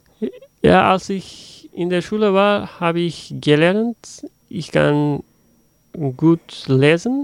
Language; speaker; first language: German; non-native, learner; Uzbek